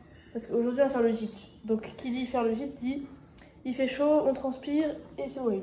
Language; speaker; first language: French; native; French